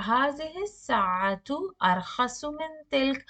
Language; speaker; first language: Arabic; non-native, fluent; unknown